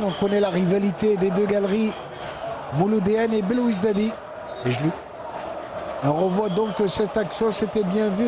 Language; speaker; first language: French; non-native, local second language; Arabic